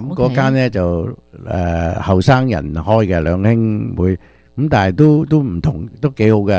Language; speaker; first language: Chinese; early bilingual, other home language; Cantonese